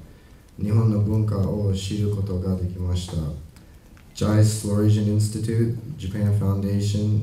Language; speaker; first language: Japanese; non-native, learner; English